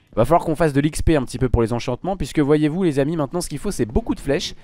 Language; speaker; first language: French; native; French